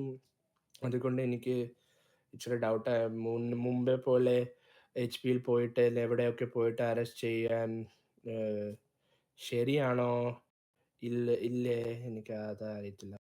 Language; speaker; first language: Malayalam; early bilingual, heritage; Malayalam